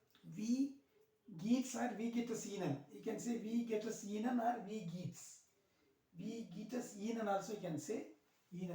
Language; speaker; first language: German; non-native, learner; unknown